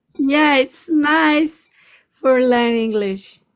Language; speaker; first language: English; non-native, learner; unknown